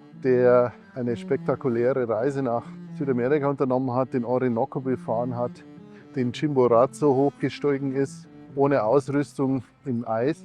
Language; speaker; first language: German; native; German